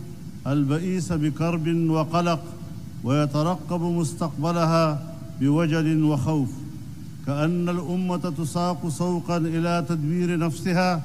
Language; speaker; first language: Arabic; non-native, fluent; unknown